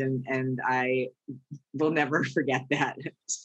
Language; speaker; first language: English; native; English